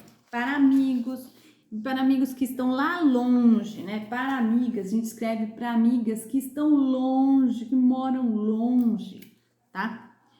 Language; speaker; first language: Portuguese; native; Portuguese